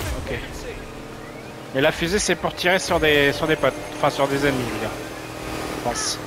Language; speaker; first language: French; native; French